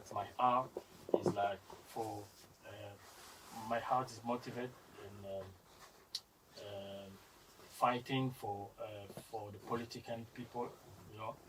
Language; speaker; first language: English; non-native, learner; French